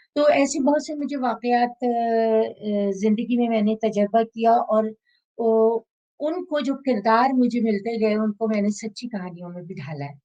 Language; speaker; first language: Urdu; native; Urdu